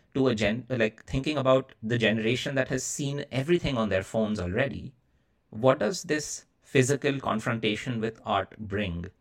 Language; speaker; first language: English; non-native, local second language; Bangla